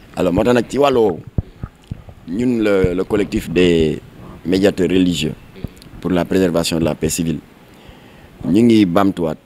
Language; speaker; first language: French; non-native, local second language; Wolof